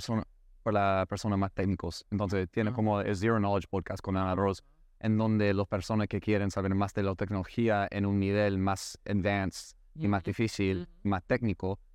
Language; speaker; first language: Spanish; non-native, learner; English